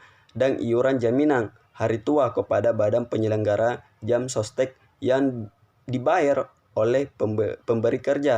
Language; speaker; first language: Indonesian; native; Indonesian